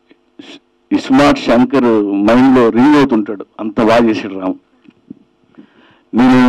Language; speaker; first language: Telugu; native; Telugu